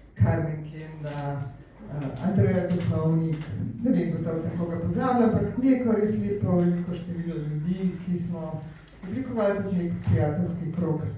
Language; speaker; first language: Slovenian; native; Slovenian